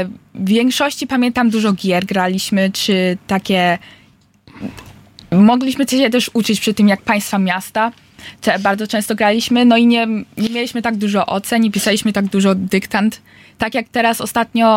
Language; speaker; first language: Polish; early bilingual, heritage; Polish